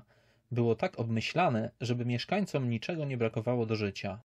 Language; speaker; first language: Polish; native; Polish